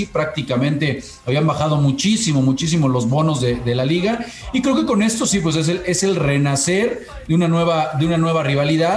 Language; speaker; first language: Spanish; native; Spanish